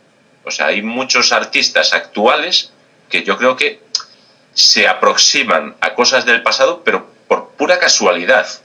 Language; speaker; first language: Spanish; native; Spanish